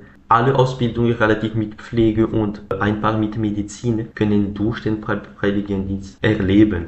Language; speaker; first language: German; non-native, learner; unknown